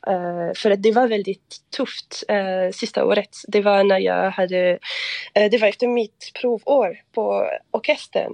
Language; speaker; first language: Swedish; non-native, fluent; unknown